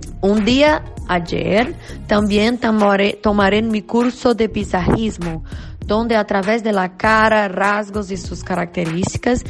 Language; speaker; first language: Spanish; non-native, learner; Portuguese